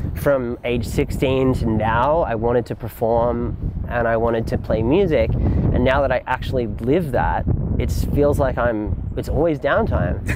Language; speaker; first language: English; native; English